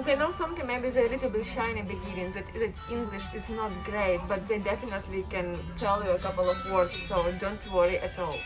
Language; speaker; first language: English; non-native, fluent; Ukrainian